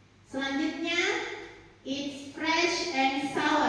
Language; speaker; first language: English; non-native, learner; Indonesian